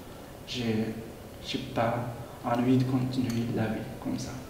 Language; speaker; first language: French; non-native, learner; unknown